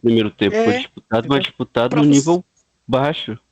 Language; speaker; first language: Portuguese; native; Portuguese